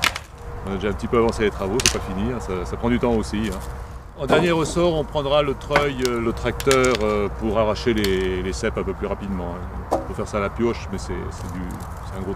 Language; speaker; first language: French; native; French